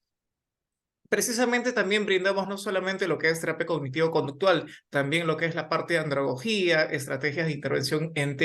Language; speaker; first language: Spanish; native; Spanish